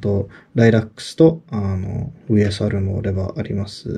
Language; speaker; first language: Japanese; non-native, fluent; English